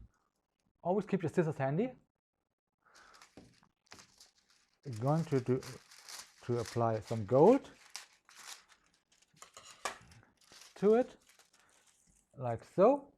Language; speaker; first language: English; non-native, fluent; German